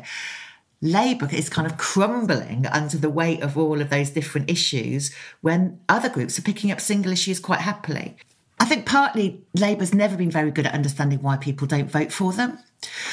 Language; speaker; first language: English; native; English